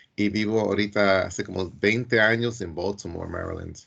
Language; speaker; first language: Spanish; early bilingual, heritage; Spanish